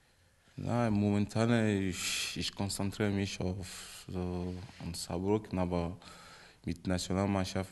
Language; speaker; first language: German; non-native, learner; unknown